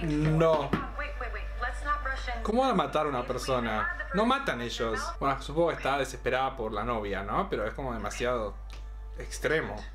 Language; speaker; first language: Spanish; native; Spanish